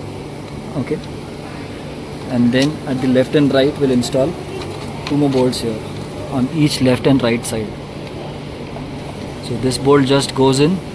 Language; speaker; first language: English; non-native, local second language; Hindi